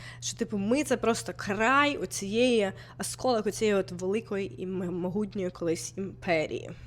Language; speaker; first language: Ukrainian; non-native, local second language; Russian